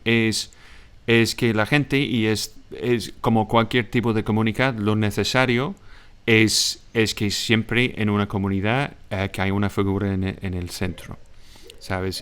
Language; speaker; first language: Spanish; non-native, fluent; English